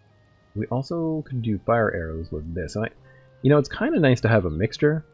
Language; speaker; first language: English; native; English